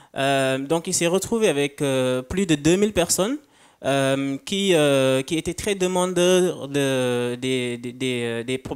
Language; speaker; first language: French; non-native, local second language; Wolof